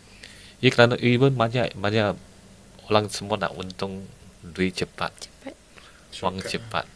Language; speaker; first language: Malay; non-native, local second language; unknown